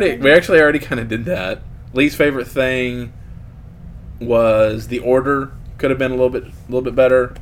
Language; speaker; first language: English; native; English